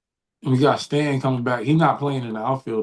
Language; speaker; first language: English; native; English